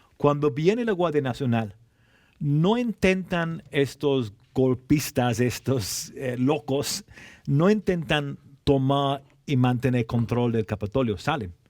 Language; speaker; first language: Spanish; non-native, fluent; English